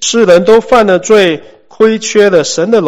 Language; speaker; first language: Chinese; native; Chinese